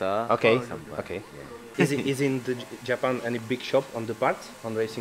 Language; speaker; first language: English; non-native, learner; Czech